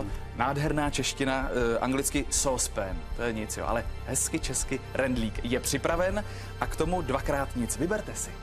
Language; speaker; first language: Czech; native; Czech